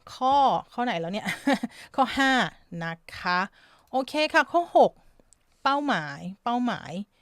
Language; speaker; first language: Thai; native; Thai